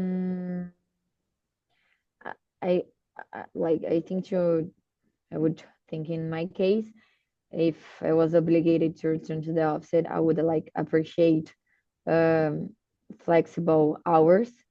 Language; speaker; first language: English; non-native, learner; Portuguese